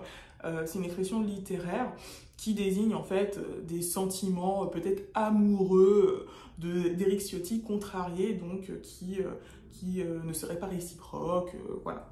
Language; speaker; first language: French; native; French